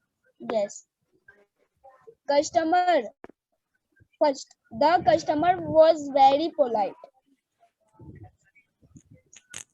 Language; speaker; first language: English; non-native, learner; Hindi